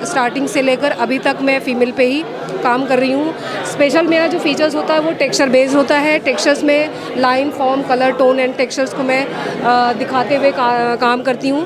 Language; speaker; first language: Hindi; native; Hindi